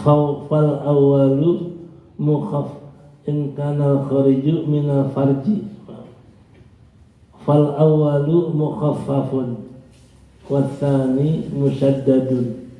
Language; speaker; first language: Arabic; non-native, fluent; Indonesian